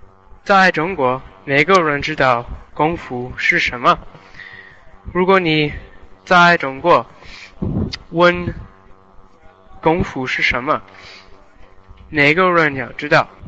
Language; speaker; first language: Chinese; non-native, learner; English